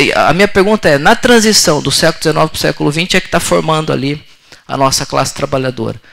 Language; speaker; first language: Portuguese; native; Portuguese